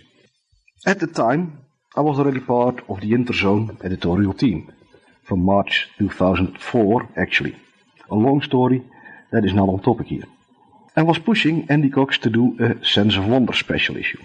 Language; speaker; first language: English; non-native, fluent; Dutch